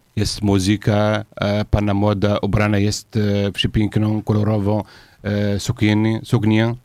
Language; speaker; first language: Polish; non-native, learner; Arabic